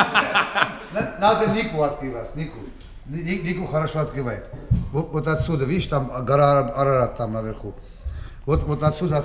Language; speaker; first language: Russian; non-native, local second language; Armenian